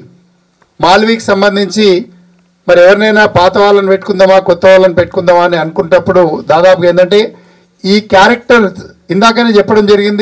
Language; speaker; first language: Telugu; native; Telugu